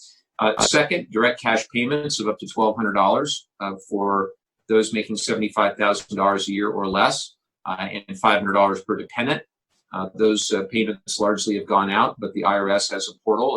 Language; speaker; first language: English; native; English